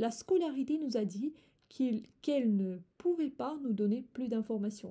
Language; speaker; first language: French; non-native, fluent; Russian